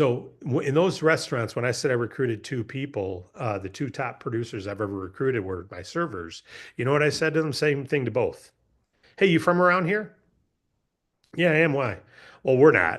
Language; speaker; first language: English; native; English